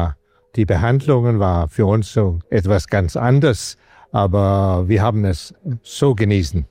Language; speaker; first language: German; non-native, learner; Danish